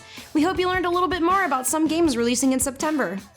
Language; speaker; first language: English; native; English